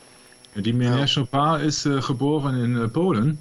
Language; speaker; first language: Dutch; non-native, fluent; German